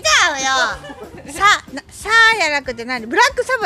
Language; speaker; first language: Japanese; native; Japanese